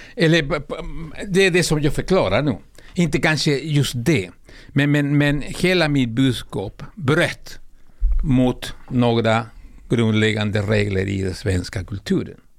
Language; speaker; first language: Swedish; non-native, fluent; Spanish